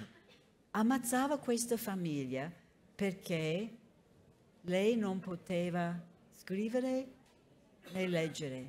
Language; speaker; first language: Italian; non-native, fluent; English